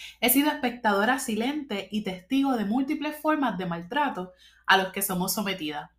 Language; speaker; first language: Spanish; native; Spanish